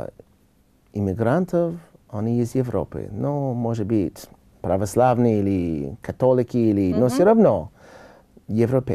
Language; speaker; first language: Russian; non-native, learner; English